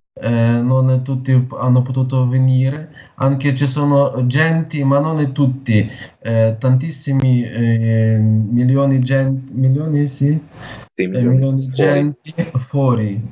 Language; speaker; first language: Italian; non-native, learner; Ukrainian